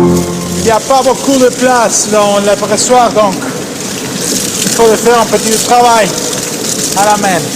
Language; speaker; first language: French; non-native, learner; Spanish